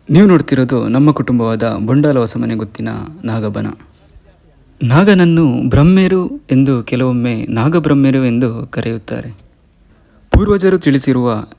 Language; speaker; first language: Kannada; non-native, local second language; Tulu